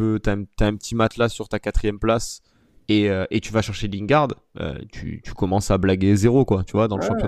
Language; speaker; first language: French; native; French